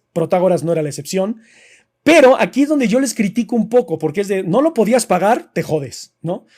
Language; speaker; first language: Spanish; native; Spanish